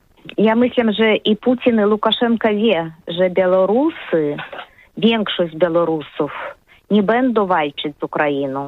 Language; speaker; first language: Polish; non-native, learner; Russian